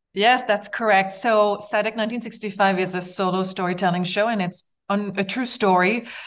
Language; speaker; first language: English; native; English